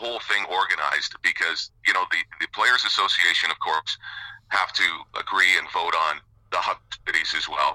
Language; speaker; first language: English; native; English